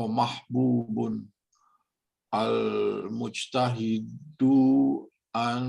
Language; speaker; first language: Arabic; non-native, learner; Indonesian